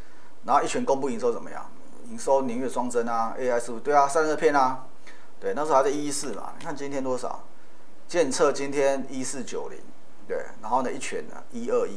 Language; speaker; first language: Chinese; native; Chinese